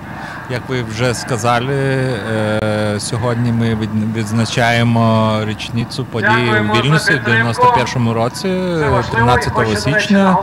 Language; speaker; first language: Ukrainian; non-native, fluent; Lithuanian